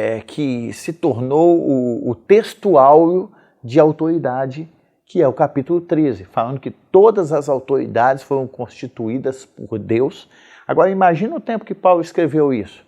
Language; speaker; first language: Portuguese; native; Portuguese